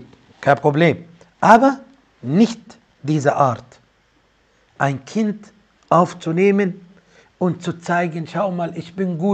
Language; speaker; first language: German; non-native, fluent; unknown